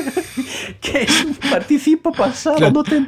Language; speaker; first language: Spanish; non-native, fluent; English